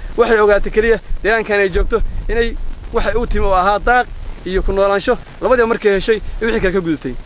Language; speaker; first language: Somali; native; Somali